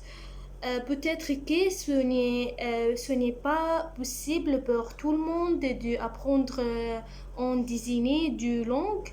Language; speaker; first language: French; non-native, learner; Arabic